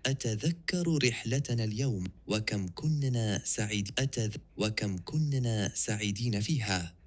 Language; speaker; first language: Arabic; non-native, learner; English